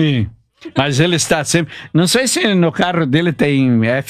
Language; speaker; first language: Portuguese; native; Portuguese